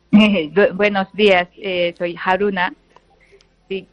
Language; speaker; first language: Spanish; non-native, fluent; Japanese